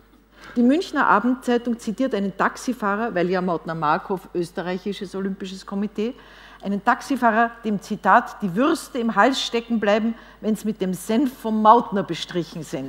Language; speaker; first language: German; native; German